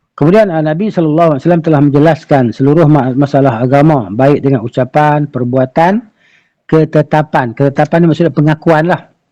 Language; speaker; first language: Malay; native; Malay